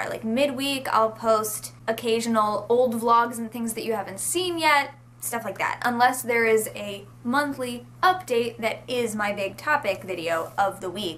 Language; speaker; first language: English; native; English